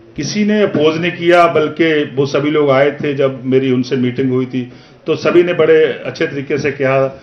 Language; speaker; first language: Hindi; non-native, local second language; Punjabi